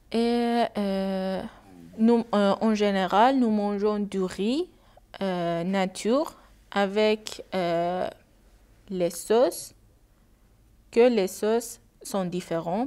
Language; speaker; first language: French; non-native, learner; Persian